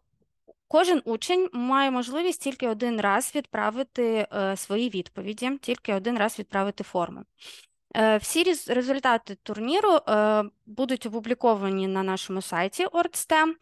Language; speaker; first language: Ukrainian; native; Ukrainian